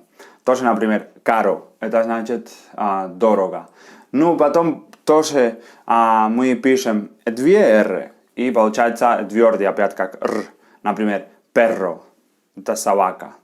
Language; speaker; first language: Russian; non-native, fluent; Spanish